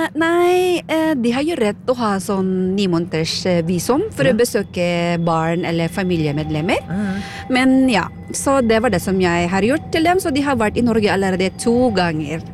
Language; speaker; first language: Norwegian; non-native, fluent; Filipino